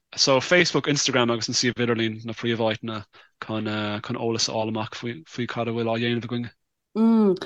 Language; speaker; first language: Irish; non-native, local second language; English